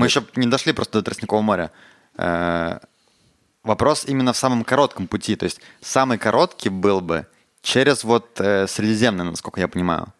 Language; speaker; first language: Russian; native; Russian